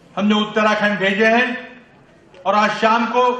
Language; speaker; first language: Hindi; non-native, local second language; Marathi